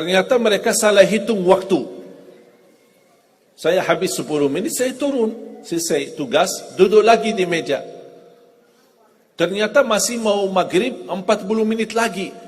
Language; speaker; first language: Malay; non-native, fluent; Arabic